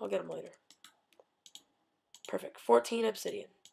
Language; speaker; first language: English; native; English